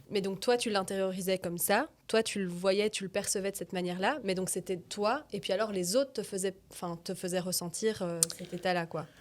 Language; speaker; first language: French; native; French